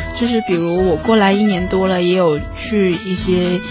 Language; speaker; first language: Chinese; non-native, local second language; Cantonese